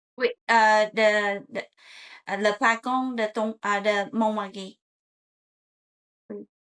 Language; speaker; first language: French; non-native, learner; Vietnamese